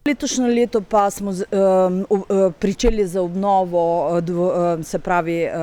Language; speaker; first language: Slovenian; native; Slovenian